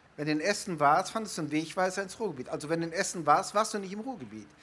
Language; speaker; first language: German; native; German